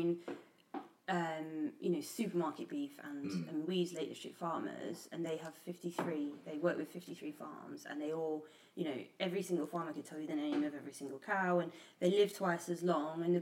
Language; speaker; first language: English; native; English